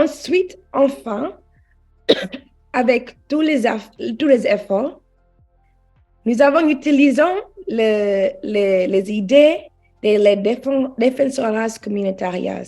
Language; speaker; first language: French; non-native, learner; English